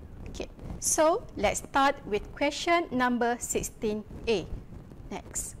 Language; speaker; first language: English; non-native, local second language; Malay